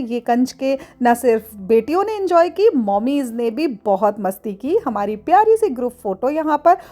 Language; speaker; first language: Hindi; native; Hindi